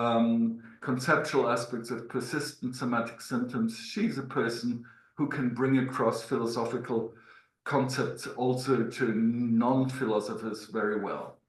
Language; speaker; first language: English; non-native, fluent; German